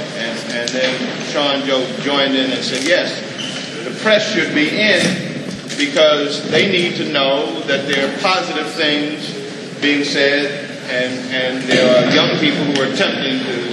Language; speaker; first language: English; native; English